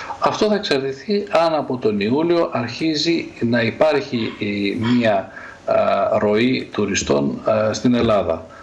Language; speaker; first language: Greek; native; Greek